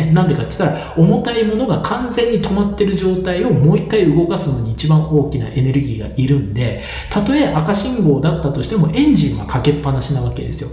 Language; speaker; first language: Japanese; native; Japanese